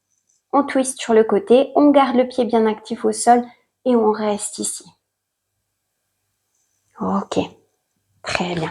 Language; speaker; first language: French; native; French